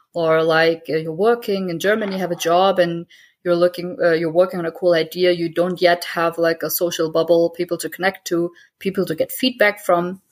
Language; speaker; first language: English; early bilingual, heritage; German